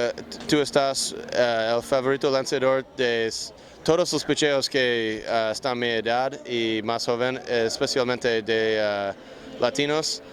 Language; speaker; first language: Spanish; non-native, learner; English